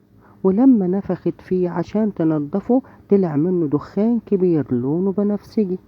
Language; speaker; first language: Arabic; native; Arabic